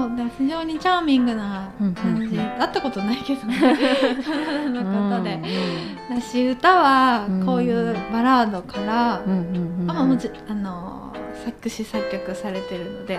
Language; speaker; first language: Japanese; native; Japanese